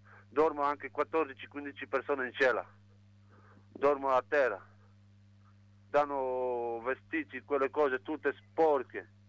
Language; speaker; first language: Italian; non-native, learner; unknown